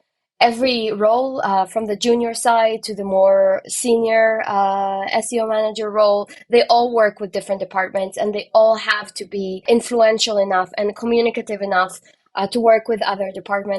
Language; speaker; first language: English; non-native, fluent; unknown